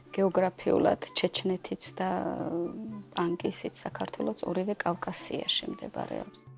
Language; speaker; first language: Georgian; non-native, local second language; Chechen